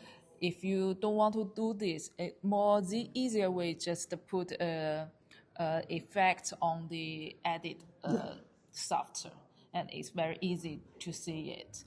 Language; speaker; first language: English; non-native, learner; Chinese